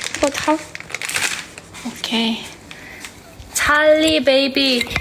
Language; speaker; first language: English; non-native, learner; Korean